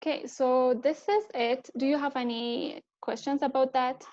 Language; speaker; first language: English; non-native, fluent; Persian